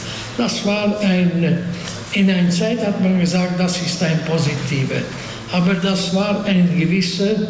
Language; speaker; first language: German; non-native, fluent; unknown